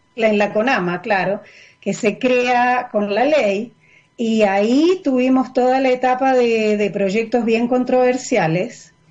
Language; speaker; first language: Spanish; native; Spanish